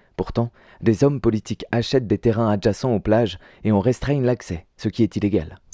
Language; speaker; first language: French; native; French